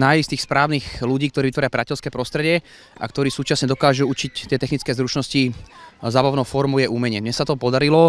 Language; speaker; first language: Slovak; native; Slovak